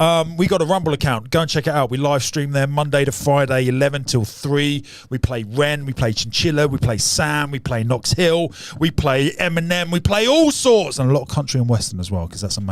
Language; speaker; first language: English; native; English